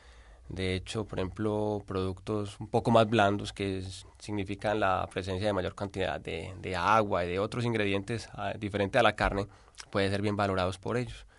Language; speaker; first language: Spanish; native; Spanish